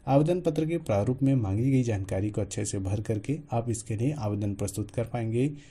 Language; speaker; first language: Hindi; native; Hindi